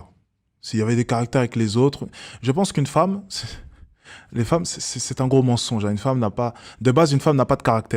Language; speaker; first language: French; native; French